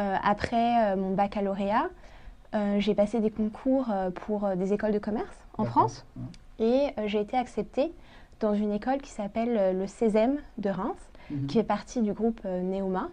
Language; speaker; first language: French; early bilingual, other home language; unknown